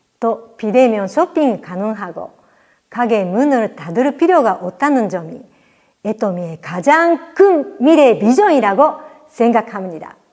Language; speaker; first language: Korean; non-native, fluent; Japanese